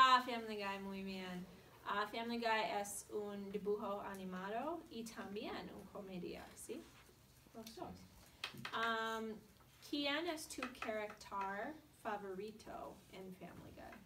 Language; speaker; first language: Spanish; non-native, fluent; English